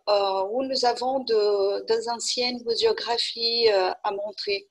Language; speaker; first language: French; non-native, fluent; Portuguese